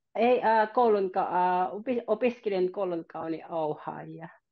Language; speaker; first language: Finnish; non-native, learner; Filipino